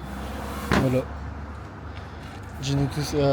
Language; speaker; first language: French; native; French